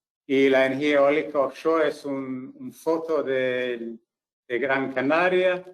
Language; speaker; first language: Spanish; non-native, fluent; English